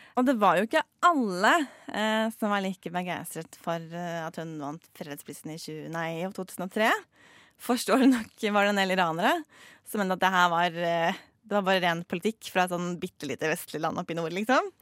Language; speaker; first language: Norwegian; native; Norwegian